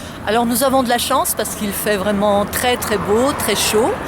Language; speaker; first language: French; native; French